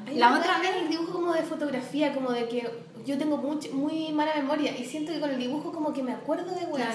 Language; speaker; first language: Spanish; native; Spanish